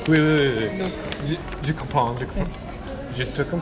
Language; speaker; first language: French; non-native, learner; English